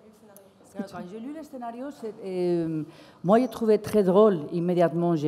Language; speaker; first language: French; non-native, fluent; Spanish